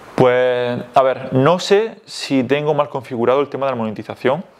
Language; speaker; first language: Spanish; native; Spanish